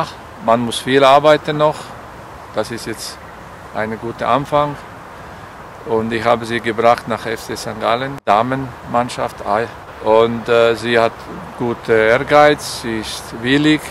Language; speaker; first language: German; non-native, fluent; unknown